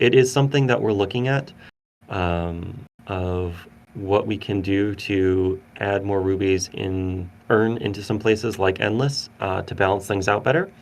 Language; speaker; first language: English; native; English